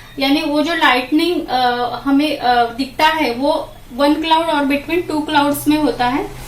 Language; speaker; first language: Hindi; non-native, local second language; Marathi